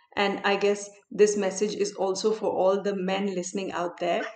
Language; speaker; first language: English; non-native, local second language; Hindi